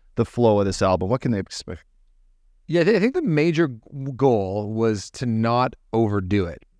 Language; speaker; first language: English; native; English